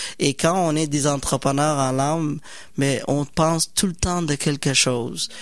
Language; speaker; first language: French; non-native, fluent; Somali